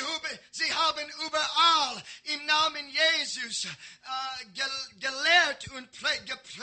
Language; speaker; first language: German; non-native, learner; English